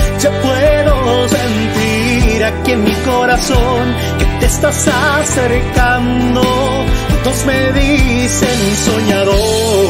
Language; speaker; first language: Spanish; native; Spanish